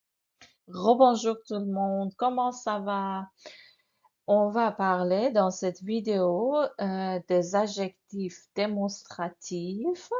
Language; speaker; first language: French; non-native, fluent; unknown